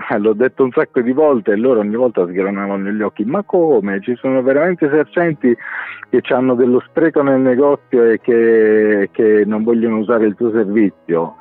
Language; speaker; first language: Italian; native; Italian